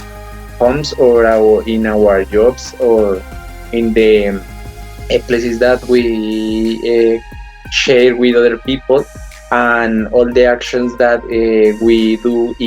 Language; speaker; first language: English; non-native, learner; Spanish